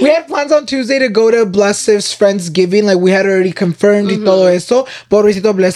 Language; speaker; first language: English; early bilingual, other home language; Spanish